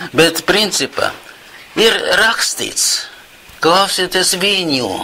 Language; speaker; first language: Latvian; non-native, local second language; Russian